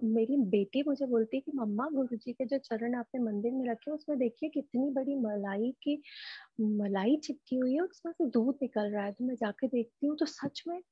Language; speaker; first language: Hindi; native; Hindi